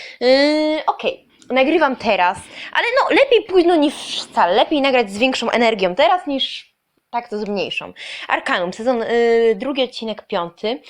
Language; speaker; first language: Polish; native; Polish